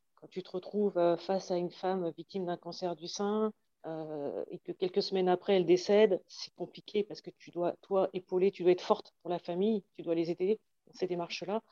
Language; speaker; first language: French; native; French